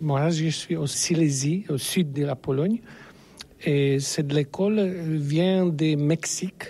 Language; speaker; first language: French; non-native, fluent; Polish